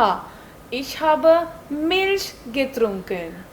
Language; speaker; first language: German; non-native, learner; Hindi